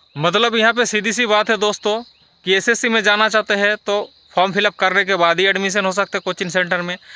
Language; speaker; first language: Hindi; non-native, local second language; Bangla